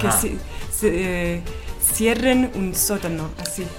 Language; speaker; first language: Spanish; non-native, fluent; Russian